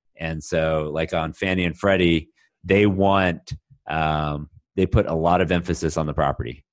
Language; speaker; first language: English; native; English